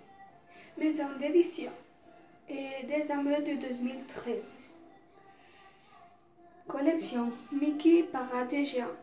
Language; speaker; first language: French; non-native, learner; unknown